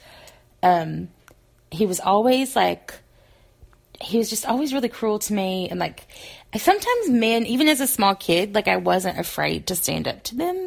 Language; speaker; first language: English; native; English